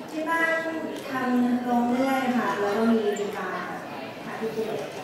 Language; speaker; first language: Thai; native; Thai